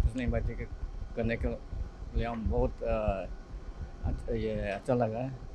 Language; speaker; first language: Hindi; non-native, local second language; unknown